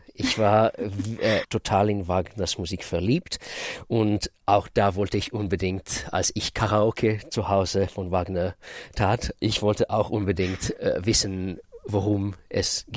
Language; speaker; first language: German; non-native, fluent; Russian